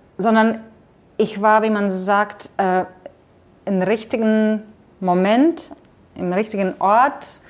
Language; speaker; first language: German; non-native, fluent; Latvian